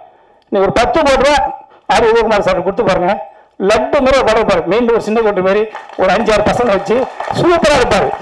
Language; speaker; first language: Tamil; native; Tamil